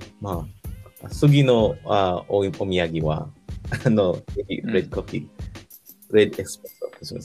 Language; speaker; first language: Japanese; non-native, learner; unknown